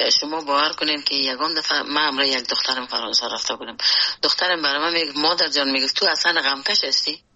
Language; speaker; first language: Persian; native; Persian